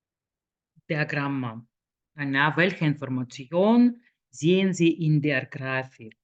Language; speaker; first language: German; non-native, fluent; Lithuanian